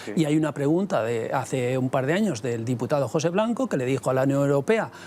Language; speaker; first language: Spanish; native; Spanish